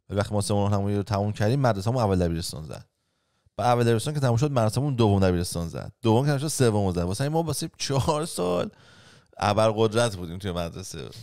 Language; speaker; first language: Persian; native; Persian